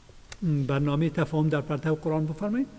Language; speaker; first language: Persian; native; Persian